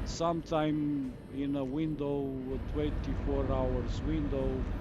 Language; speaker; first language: English; non-native, fluent; Romanian